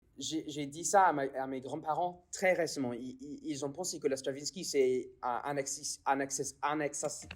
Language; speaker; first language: French; non-native, fluent; English